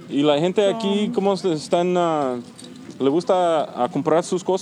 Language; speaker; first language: Spanish; early bilingual, heritage; Spanish